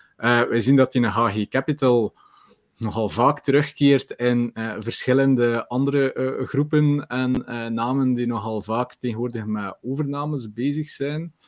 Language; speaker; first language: Dutch; native; Dutch